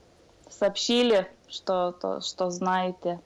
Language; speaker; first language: Russian; non-native, fluent; Lithuanian